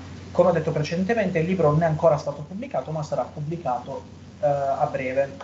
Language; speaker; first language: Italian; native; Italian